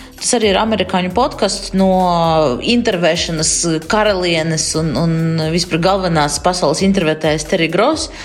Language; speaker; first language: Latvian; non-native, local second language; Russian